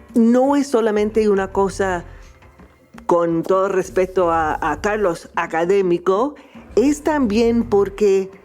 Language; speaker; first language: Spanish; non-native, fluent; English